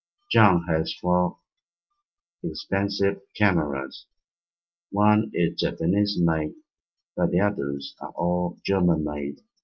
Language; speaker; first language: English; non-native, fluent; Chinese